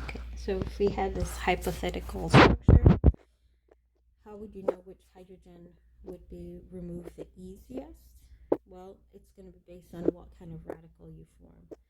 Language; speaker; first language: English; native; English